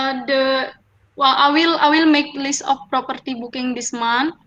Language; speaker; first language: English; non-native, learner; Indonesian